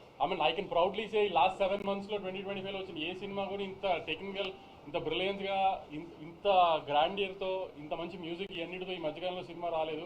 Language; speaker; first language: Telugu; native; Telugu